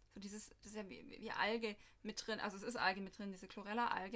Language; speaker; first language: German; native; German